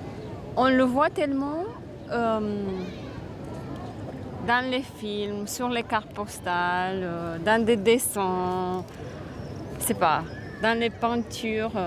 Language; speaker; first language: French; non-native, fluent; Romanian